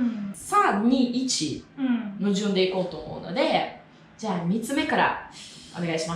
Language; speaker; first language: Japanese; non-native, fluent; Russian